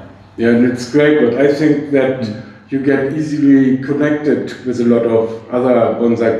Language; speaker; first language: English; non-native, fluent; German